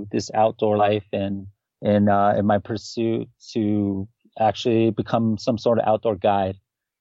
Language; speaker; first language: English; native; English